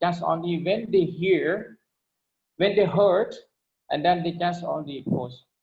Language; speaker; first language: English; non-native, learner; Lao